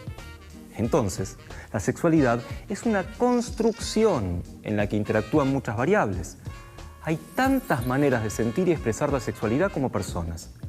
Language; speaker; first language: Spanish; native; Spanish